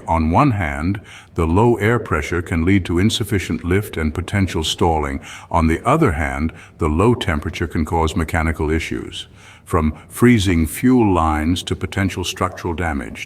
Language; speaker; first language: English; native; English